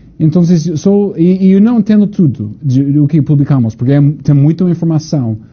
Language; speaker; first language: Portuguese; non-native, fluent; English